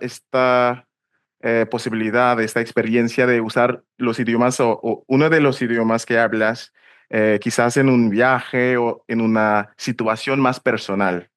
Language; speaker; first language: Spanish; non-native, fluent; English